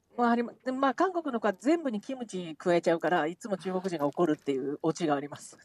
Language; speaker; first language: Japanese; native; Japanese